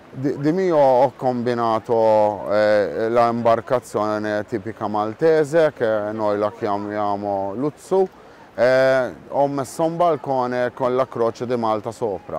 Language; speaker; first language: Italian; non-native, fluent; Maltese